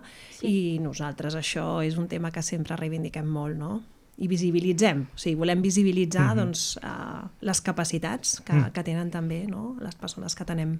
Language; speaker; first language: Catalan; native; Catalan